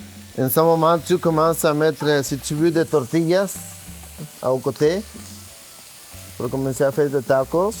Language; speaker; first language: French; non-native, fluent; Spanish